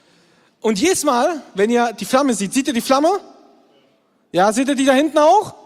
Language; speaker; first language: German; native; German